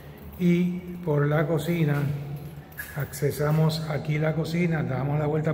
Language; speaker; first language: Spanish; native; Spanish